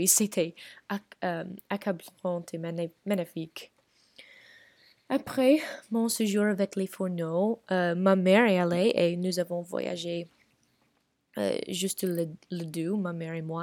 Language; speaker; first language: French; non-native, learner; English